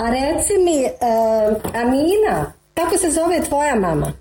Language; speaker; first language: Croatian; native; Croatian